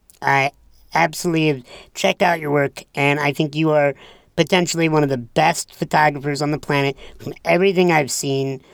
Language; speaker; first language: English; native; English